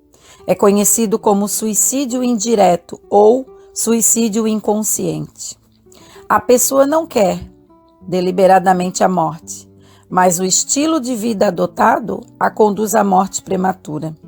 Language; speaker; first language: Portuguese; native; Portuguese